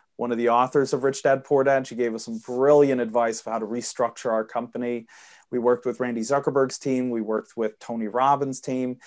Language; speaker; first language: English; early bilingual, heritage; Swedish